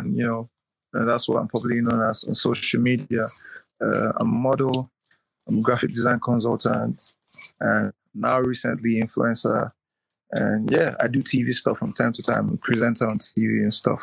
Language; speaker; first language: English; non-native, local second language; Igbo